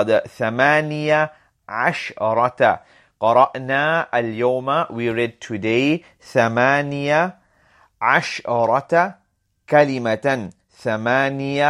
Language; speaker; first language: Arabic; non-native, fluent; English